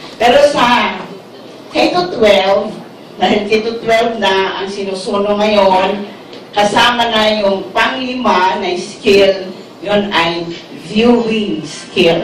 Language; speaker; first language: Filipino; non-native, local second language; Waray